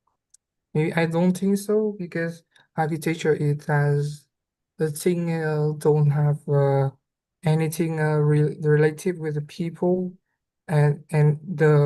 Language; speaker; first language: English; non-native, learner; Vietnamese